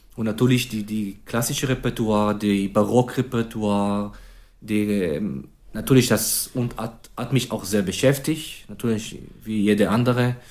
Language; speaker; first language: German; non-native, fluent; Hebrew